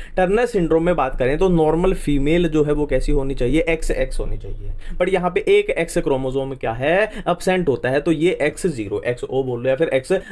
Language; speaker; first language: Hindi; native; Hindi